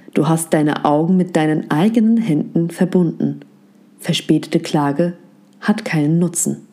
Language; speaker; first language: German; native; German